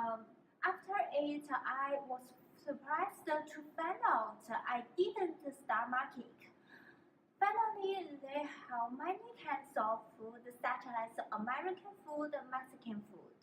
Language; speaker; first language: English; non-native, learner; Chinese